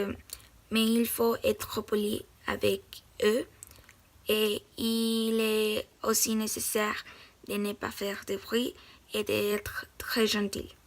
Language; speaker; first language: French; non-native, learner; Spanish